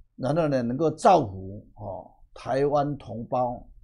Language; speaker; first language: Chinese; native; Chinese